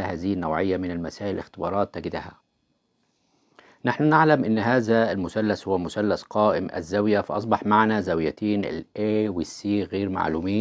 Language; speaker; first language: Arabic; native; Arabic